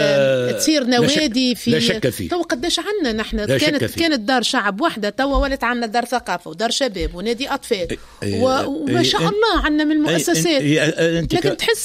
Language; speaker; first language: Arabic; native; Arabic